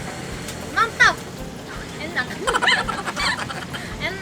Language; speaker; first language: Indonesian; non-native, learner; Japanese